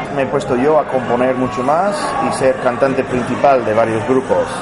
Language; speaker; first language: Spanish; non-native, fluent; English